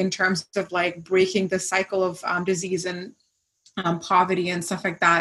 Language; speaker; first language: English; non-native, local second language; Swahili